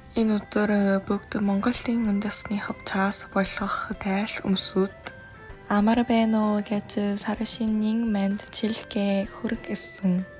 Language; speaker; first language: Mongolian; non-native, learner; Korean